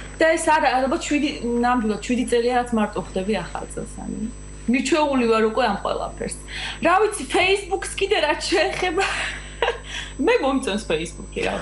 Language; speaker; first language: Georgian; native; Georgian